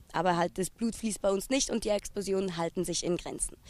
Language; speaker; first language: German; native; German